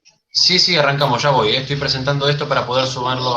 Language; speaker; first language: Spanish; native; Spanish